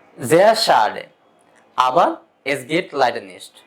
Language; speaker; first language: German; non-native, fluent; Bangla